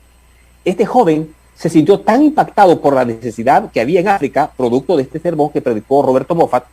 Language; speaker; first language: Spanish; native; Spanish